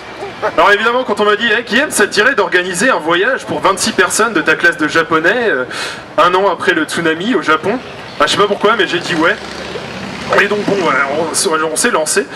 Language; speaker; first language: French; native; French